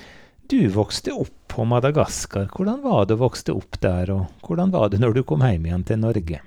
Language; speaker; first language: Norwegian; native; Norwegian